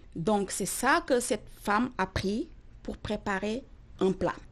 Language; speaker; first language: French; non-native, local second language; Wolof